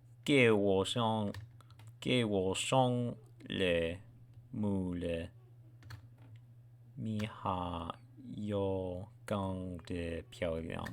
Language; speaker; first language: Chinese; non-native, learner; English